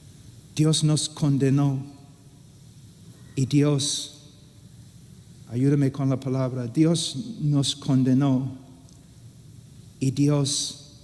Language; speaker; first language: Spanish; non-native, fluent; English